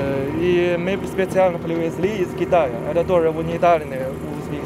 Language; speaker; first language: Russian; non-native, fluent; Chinese